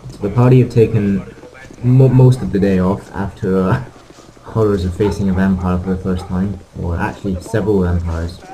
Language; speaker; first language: English; native; English